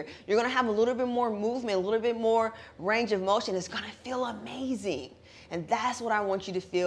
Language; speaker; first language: English; native; English